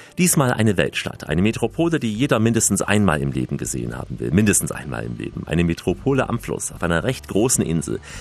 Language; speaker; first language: German; non-native, fluent; Russian